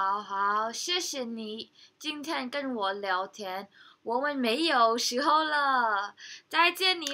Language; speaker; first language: Chinese; non-native, learner; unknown